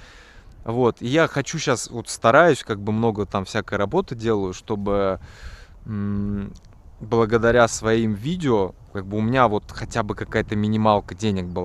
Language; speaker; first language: Russian; native; Russian